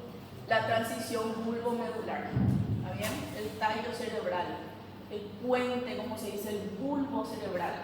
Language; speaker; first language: Spanish; native; Spanish